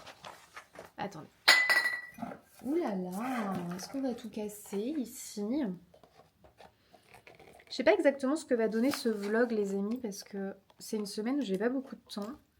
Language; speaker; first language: French; native; French